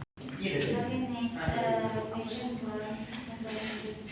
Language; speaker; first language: English; non-native, learner; Indonesian